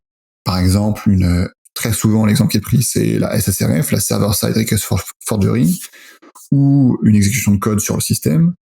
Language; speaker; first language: French; native; French